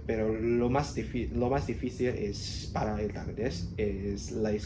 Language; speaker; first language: Spanish; non-native, learner; Cantonese